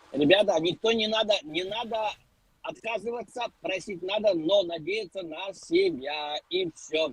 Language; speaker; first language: Russian; non-native, local second language; Ukrainian